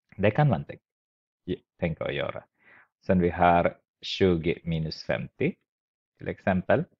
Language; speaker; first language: Swedish; non-native, fluent; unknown